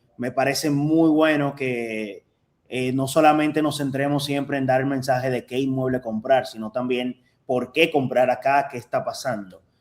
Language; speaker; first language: Spanish; native; Spanish